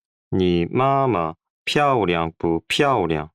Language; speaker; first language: Chinese; non-native, learner; Korean